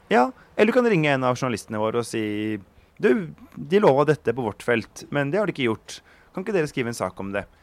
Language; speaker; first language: Norwegian; native; Norwegian